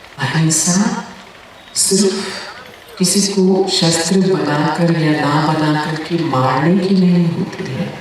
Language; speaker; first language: Hindi; native; Hindi